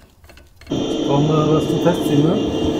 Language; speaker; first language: German; native; German